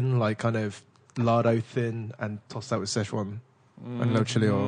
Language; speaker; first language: English; native; English